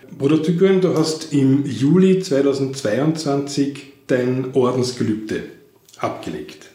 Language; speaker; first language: German; native; German